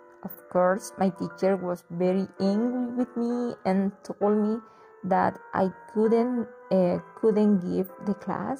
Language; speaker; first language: English; non-native, learner; Spanish